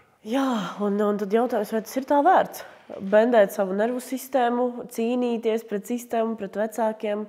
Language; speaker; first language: Latvian; native; Latvian